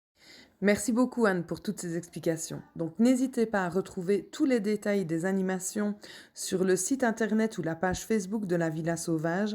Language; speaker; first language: French; native; French